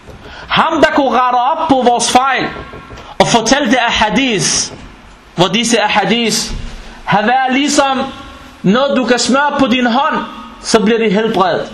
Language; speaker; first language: Danish; non-native, fluent; Arabic